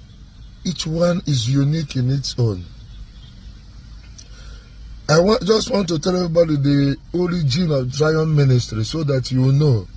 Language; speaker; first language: English; non-native, local second language; Igbo